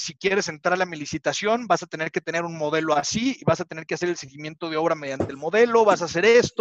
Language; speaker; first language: Spanish; native; Spanish